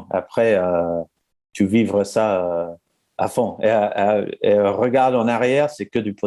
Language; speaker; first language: French; non-native, fluent; English